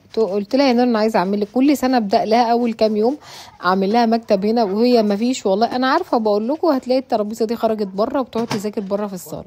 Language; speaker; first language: Arabic; native; Arabic